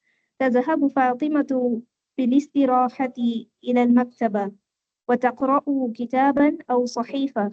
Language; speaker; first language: Arabic; non-native, learner; Tamil